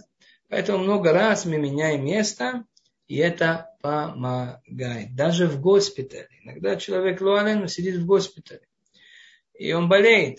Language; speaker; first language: Russian; non-native, fluent; Hebrew